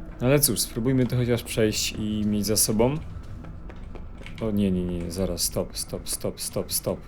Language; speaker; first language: Polish; native; Polish